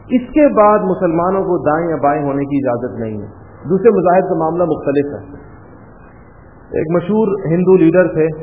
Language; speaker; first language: Urdu; non-native, local second language; Pashto